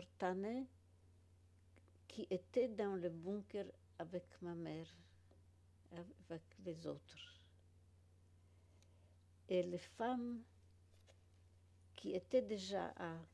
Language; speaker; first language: French; non-native, fluent; Polish